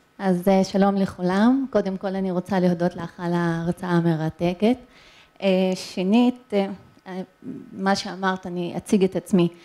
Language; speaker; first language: Hebrew; non-native, local second language; Arabic